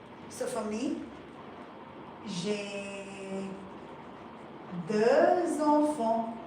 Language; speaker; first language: French; non-native, fluent; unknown